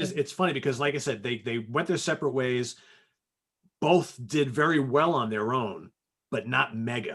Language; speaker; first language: English; native; English